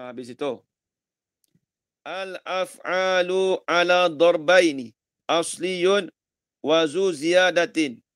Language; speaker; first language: Arabic; non-native, fluent; Malay